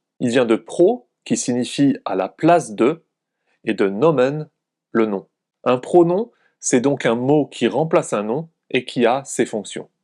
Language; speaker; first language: French; native; French